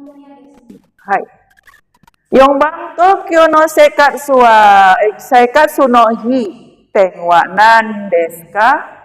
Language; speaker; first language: Japanese; non-native, fluent; Indonesian